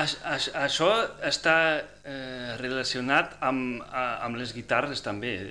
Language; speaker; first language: Catalan; non-native, fluent; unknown